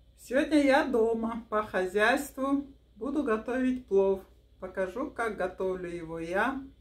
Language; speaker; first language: Russian; non-native, local second language; Avaric